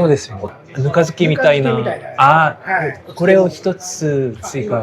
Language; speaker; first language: Japanese; non-native, fluent; Korean